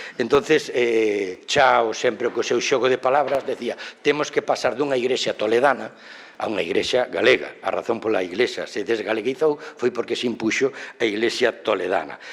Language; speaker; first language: Galician; non-native, local second language; Spanish